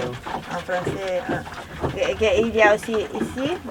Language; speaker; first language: French; non-native, learner; Italian